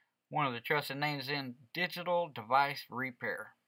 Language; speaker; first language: English; early bilingual, other home language; Spanish